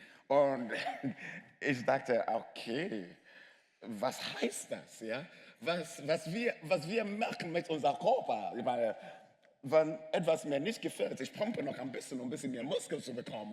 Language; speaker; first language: German; non-native, fluent; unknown